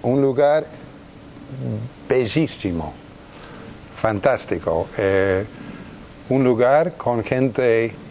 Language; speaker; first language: Spanish; non-native, fluent; English